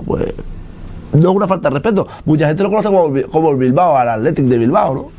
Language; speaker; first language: Spanish; native; Spanish